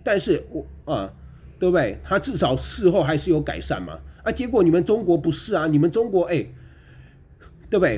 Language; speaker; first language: Chinese; native; Chinese